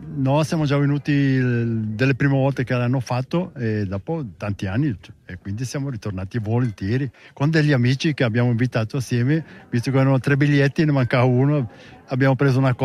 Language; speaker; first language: Italian; native; Italian